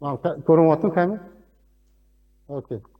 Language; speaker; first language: Russian; non-native, local second language; Uzbek